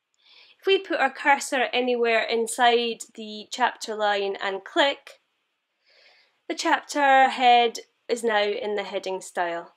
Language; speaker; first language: English; native; English